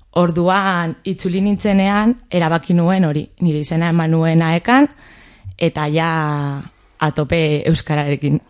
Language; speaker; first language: Basque; non-native, local second language; Spanish